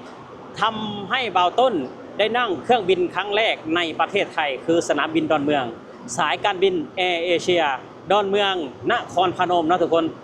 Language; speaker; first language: Thai; non-native, local second language; Lao